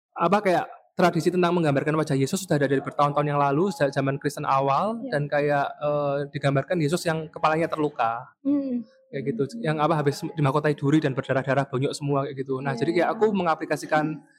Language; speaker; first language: Indonesian; native; Indonesian